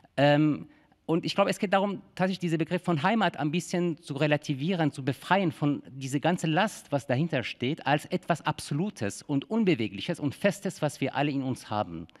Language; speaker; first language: German; non-native, fluent; Persian